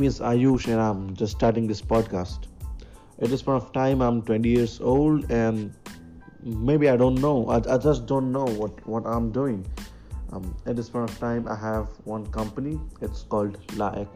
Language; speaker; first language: English; non-native, local second language; Hindi